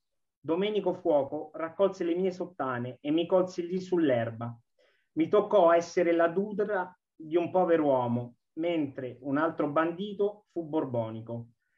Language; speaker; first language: Italian; native; Italian